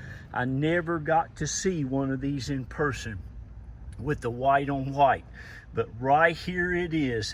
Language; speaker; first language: English; native; English